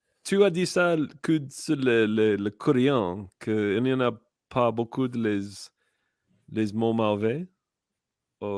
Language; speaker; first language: French; non-native, learner; English